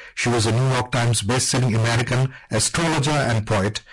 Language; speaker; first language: English; non-native, local second language; Bangla